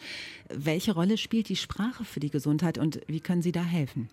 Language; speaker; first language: German; native; German